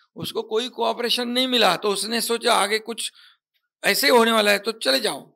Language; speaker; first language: Hindi; non-native, local second language; Marathi